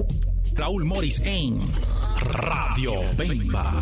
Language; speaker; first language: Spanish; native; Spanish